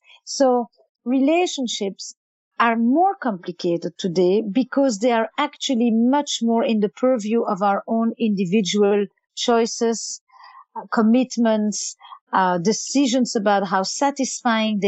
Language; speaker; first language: English; non-native, fluent; Yiddish